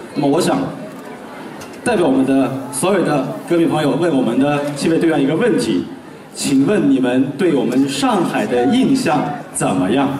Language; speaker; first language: Chinese; native; Chinese